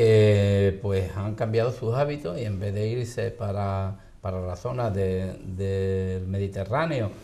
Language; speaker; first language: Spanish; native; Spanish